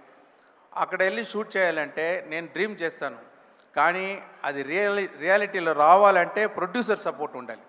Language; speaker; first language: Telugu; non-native, local second language; Tamil